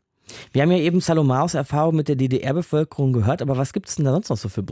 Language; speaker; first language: German; native; German